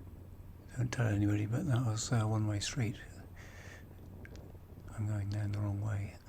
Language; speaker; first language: English; native; English